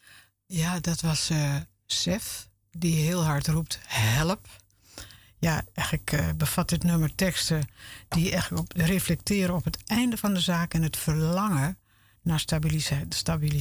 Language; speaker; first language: Dutch; native; Dutch